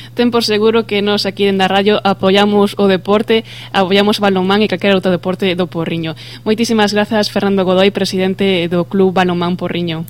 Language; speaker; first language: Galician; native; Galician